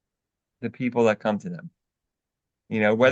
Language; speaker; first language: English; native; English